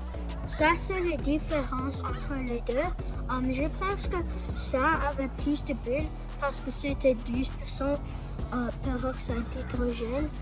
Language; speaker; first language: French; non-native, learner; English